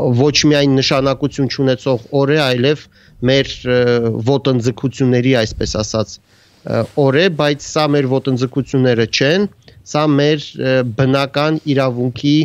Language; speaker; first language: Armenian; native; Armenian